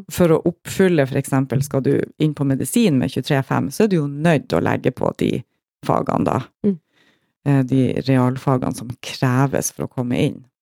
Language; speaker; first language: Norwegian; native; Norwegian